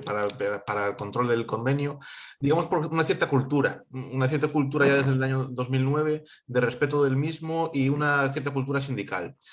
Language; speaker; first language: Spanish; native; Spanish